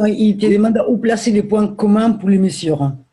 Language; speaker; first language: French; native; French